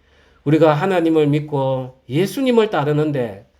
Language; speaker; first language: Korean; native; Korean